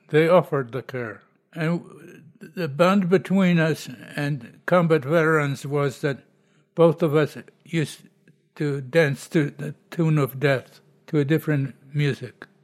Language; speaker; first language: English; non-native, fluent; Polish